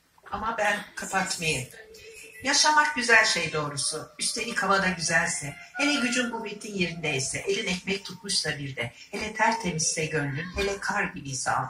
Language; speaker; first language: Turkish; native; Turkish